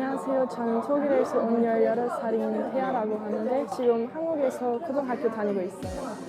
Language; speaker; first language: Korean; non-native, learner; German